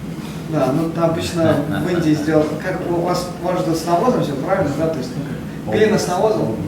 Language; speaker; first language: Russian; native; Russian